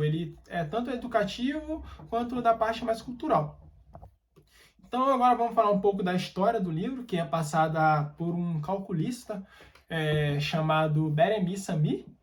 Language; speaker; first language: Portuguese; native; Portuguese